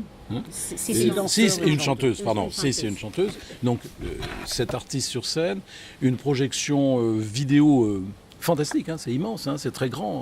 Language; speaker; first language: French; native; French